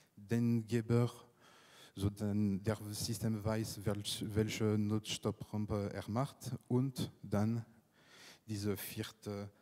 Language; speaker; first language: German; non-native, fluent; French